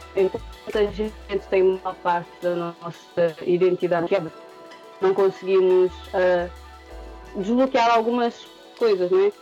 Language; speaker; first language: Portuguese; non-native, local second language; Kabuverdianu